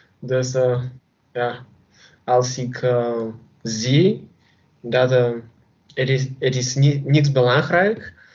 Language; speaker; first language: Dutch; non-native, learner; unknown